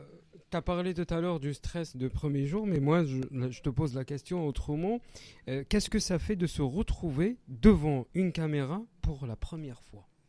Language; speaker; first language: French; native; French